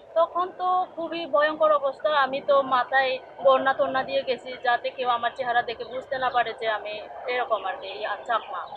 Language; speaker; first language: Bangla; non-native, local second language; Chakma